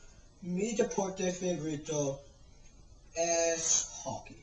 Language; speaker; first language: Spanish; non-native, learner; English